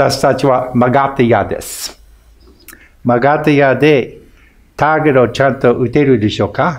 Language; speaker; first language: Japanese; non-native, fluent; English